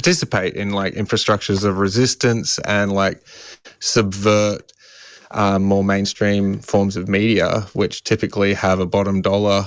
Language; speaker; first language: English; native; English